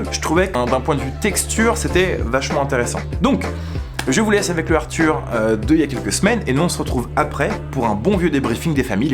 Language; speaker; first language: French; native; French